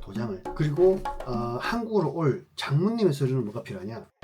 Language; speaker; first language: Korean; native; Korean